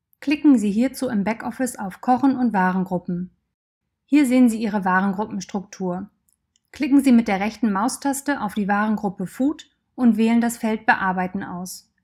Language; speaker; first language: German; native; German